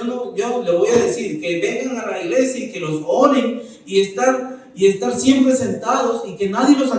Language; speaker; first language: Spanish; native; Spanish